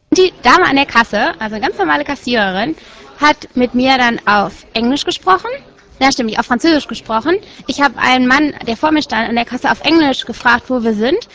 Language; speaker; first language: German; native; German